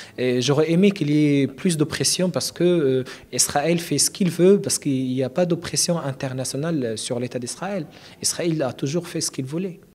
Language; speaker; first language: French; non-native, fluent; Arabic